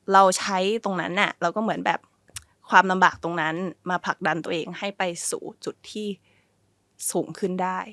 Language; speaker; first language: Thai; early bilingual, other home language; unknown